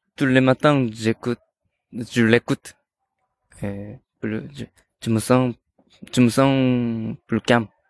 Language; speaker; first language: French; non-native, learner; Korean